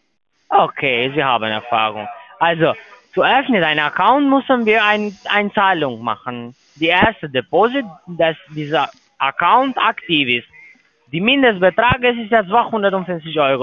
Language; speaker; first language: German; non-native, learner; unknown